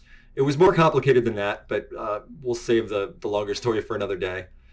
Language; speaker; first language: English; native; English